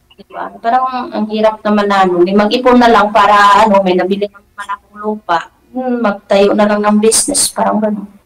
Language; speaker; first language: Filipino; non-native, local second language; Cebuano